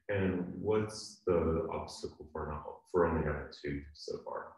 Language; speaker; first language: English; native; English